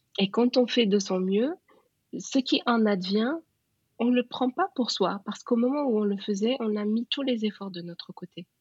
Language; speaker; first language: French; non-native, local second language; Wolof